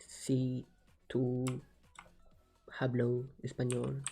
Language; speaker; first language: Spanish; non-native, learner; English